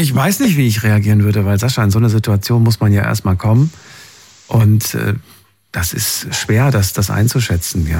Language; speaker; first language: German; native; German